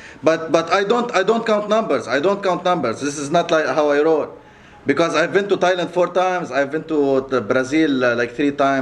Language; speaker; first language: English; non-native, local second language; Arabic